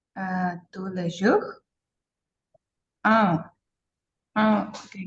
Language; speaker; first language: French; non-native, learner; Spanish